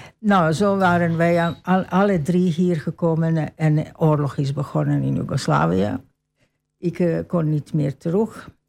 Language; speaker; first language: Dutch; non-native, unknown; Croatian